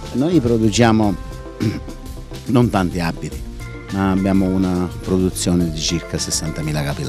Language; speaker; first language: Italian; native; Italian